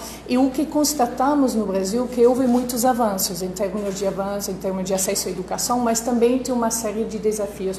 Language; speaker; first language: Portuguese; non-native, fluent; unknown